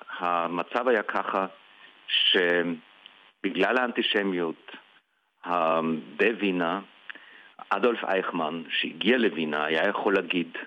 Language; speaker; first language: Hebrew; early bilingual, heritage; Hebrew